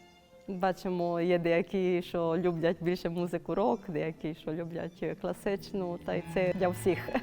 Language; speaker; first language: Ukrainian; early bilingual, heritage; Ukrainian